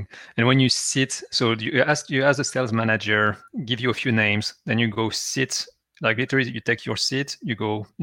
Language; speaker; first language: English; non-native, fluent; French